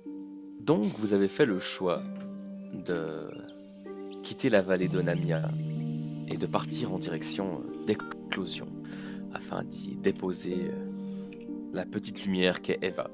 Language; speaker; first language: French; native; French